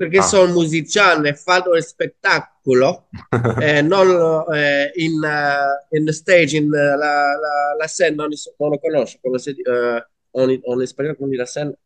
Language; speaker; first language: Italian; non-native, learner; Spanish